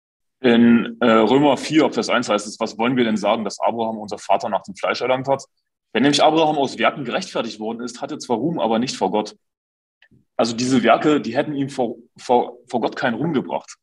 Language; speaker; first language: German; native; German